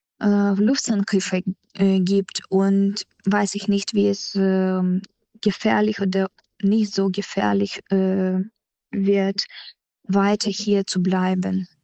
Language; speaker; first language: German; non-native, learner; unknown